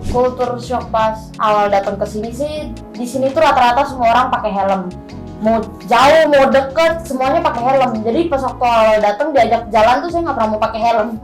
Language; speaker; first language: Indonesian; native; Indonesian